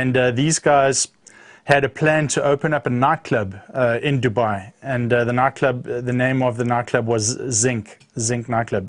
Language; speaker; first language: English; native; English